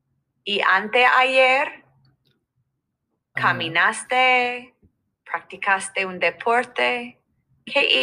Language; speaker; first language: Spanish; non-native, fluent; English